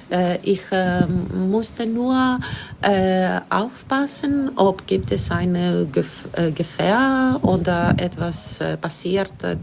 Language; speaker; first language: German; non-native, learner; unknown